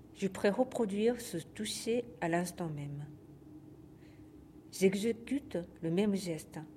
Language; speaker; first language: French; non-native, fluent; Japanese